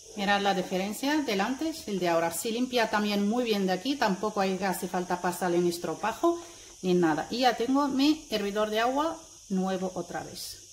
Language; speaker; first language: Spanish; non-native, fluent; Arabic